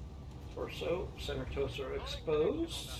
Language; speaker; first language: English; native; English